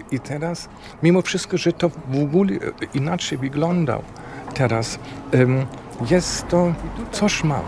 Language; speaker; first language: Polish; non-native, fluent; German